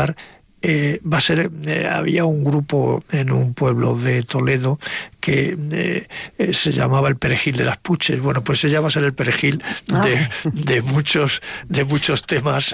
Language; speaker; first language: Spanish; native; Spanish